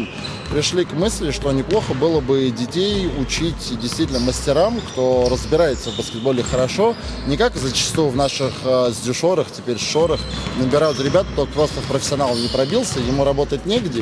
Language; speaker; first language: Russian; native; Russian